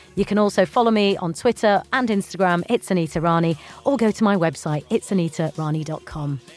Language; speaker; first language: English; native; English